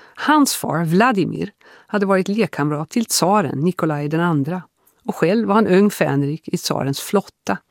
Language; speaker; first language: Swedish; early bilingual, heritage; Swedish